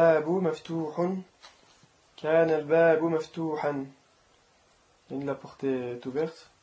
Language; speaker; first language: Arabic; non-native, learner; French